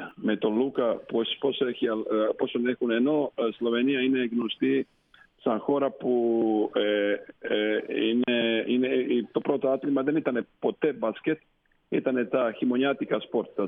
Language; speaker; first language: Greek; non-native, fluent; Slovenian